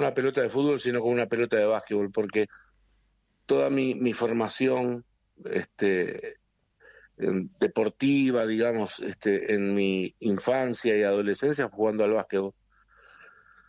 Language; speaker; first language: Spanish; native; Spanish